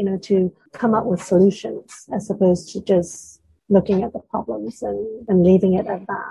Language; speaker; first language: English; native; English